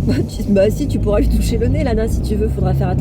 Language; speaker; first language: French; native; French